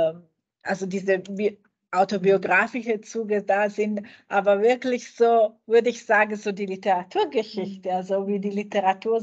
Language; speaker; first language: German; non-native, fluent; Italian